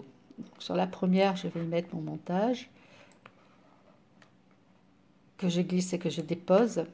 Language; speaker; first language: French; native; French